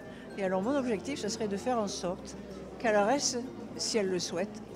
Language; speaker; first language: French; native; French